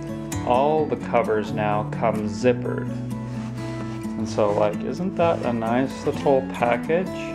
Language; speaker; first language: English; native; English